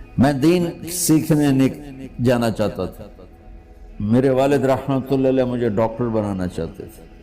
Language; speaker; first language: Urdu; non-native, local second language; Punjabi